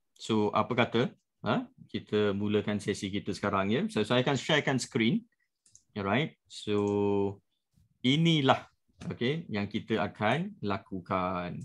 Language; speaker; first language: Malay; native; Malay